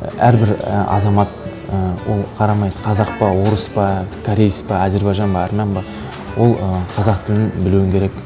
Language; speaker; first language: Kazakh; non-native, local second language; Azerbaijani